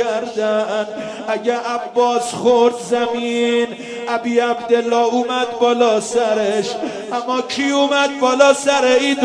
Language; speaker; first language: Persian; native; Persian